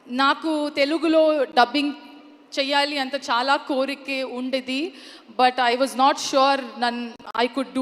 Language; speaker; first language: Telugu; non-native, learner; Kannada